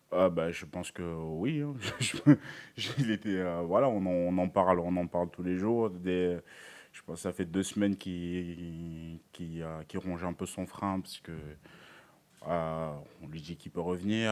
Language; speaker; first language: French; native; French